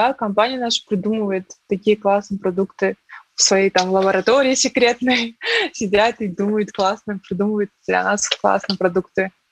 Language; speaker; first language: Russian; non-native, local second language; Uzbek